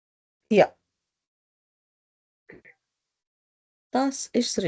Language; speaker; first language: German; non-native, learner; Hindi